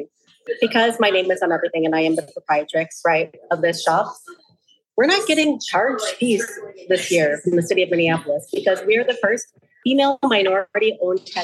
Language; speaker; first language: English; native; English